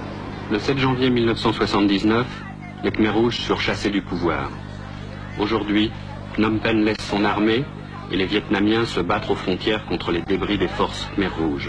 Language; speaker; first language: French; native; French